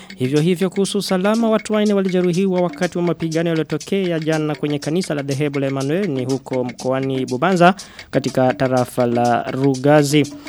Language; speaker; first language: Swahili; non-native, local second language; Rundi